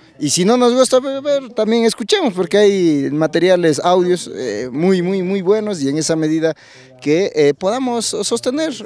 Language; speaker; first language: Spanish; native; Spanish